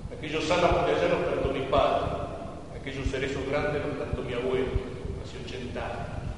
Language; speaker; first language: Spanish; native; Spanish